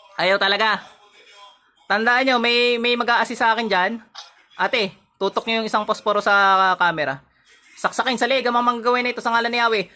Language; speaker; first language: Filipino; native; Filipino